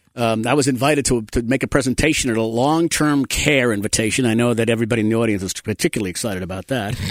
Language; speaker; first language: English; native; English